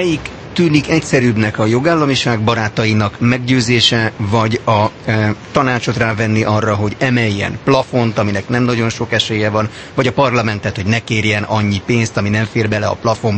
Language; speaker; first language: Hungarian; native; Hungarian